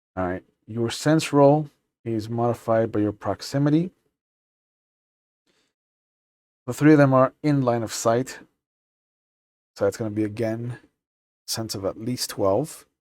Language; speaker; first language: English; native; English